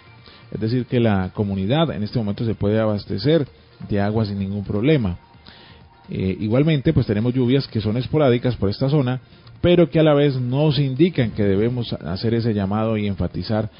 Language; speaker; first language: Spanish; native; Spanish